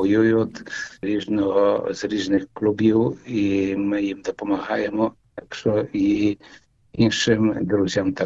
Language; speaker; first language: Ukrainian; early bilingual, heritage; Ukrainian